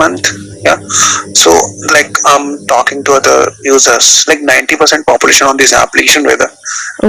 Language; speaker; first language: English; non-native, local second language; Hindi